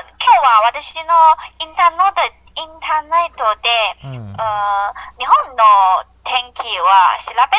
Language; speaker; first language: Japanese; non-native, learner; Chinese